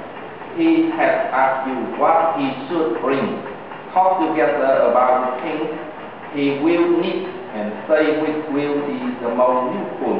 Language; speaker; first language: English; non-native, learner; Vietnamese